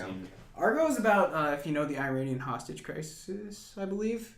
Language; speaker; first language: English; native; English